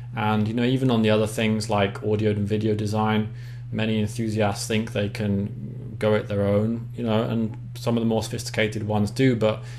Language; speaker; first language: English; native; English